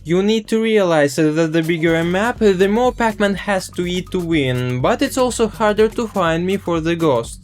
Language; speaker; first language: English; non-native, fluent; Russian